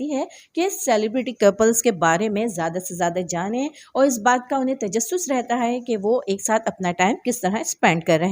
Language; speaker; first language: Urdu; native; Urdu